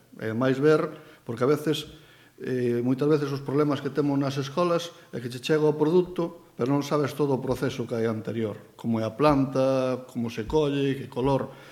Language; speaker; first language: Galician; native; Galician